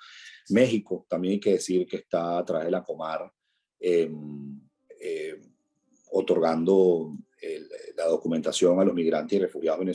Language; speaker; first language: Spanish; native; Spanish